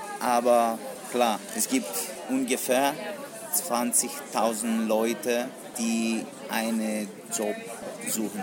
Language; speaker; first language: German; non-native, learner; Greek